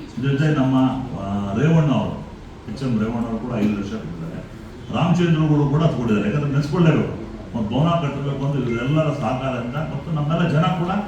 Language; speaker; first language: Kannada; non-native, local second language; Marathi